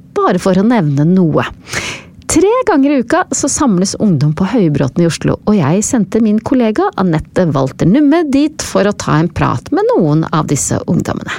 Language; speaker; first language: Norwegian; native; Norwegian